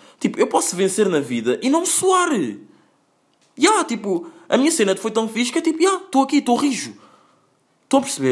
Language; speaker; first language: Portuguese; native; Portuguese